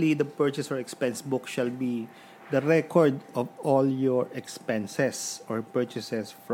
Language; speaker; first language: English; non-native, local second language; Filipino